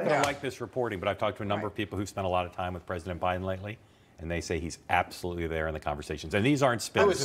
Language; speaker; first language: English; native; English